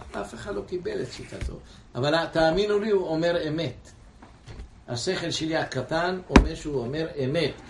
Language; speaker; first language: Hebrew; non-native, fluent; English